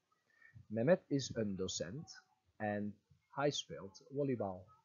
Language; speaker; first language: Dutch; non-native, fluent; Turkish